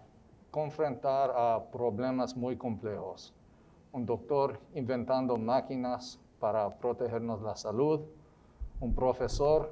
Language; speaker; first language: Spanish; non-native, fluent; English